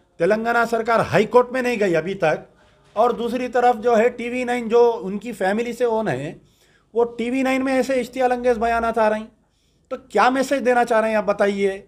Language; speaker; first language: Hindi; native; Hindi